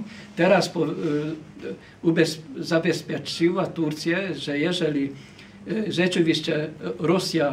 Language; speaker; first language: Polish; non-native, fluent; Hungarian